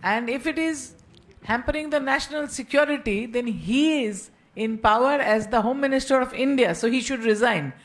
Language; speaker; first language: English; non-native, local second language; Bangla